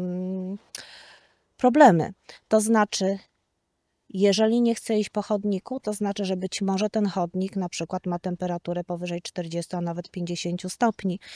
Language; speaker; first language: Polish; native; Polish